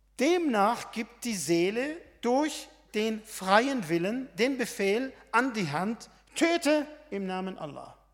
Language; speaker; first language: German; non-native, fluent; Arabic